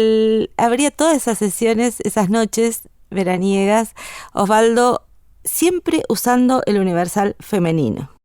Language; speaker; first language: Spanish; native; Spanish